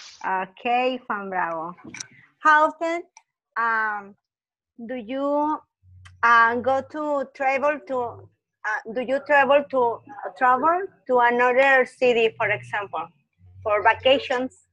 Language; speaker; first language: English; non-native, learner; Spanish